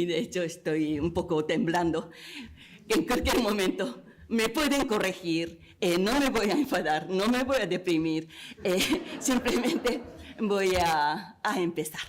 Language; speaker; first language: Spanish; non-native, fluent; Japanese